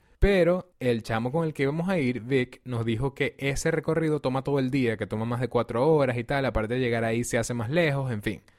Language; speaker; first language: Spanish; native; Spanish